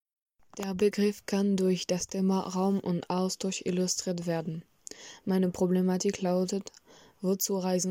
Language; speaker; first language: German; non-native, learner; French